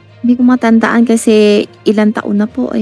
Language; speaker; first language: Filipino; non-native, learner; Chinese